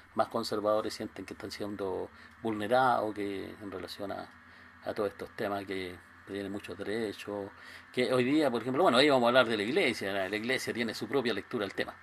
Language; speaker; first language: Spanish; native; Spanish